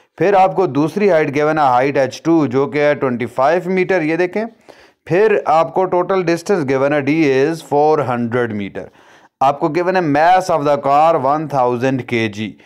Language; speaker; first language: Urdu; non-native, local second language; Punjabi